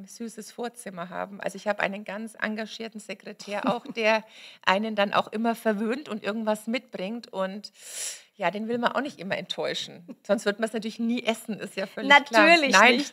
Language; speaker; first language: German; native; German